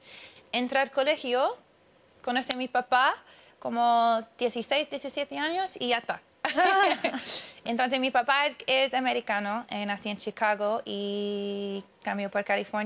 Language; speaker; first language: Spanish; early bilingual, heritage; English